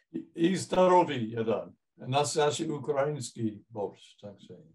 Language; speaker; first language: Russian; non-native, fluent; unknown